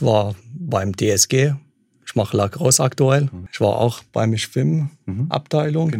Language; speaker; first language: German; non-native, fluent; Arabic